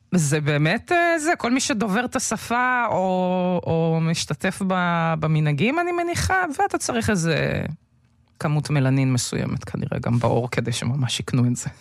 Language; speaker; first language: Hebrew; early bilingual, other home language; Russian